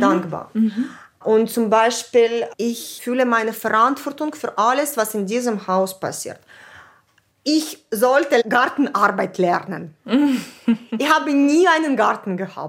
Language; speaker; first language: German; non-native, fluent; Ukrainian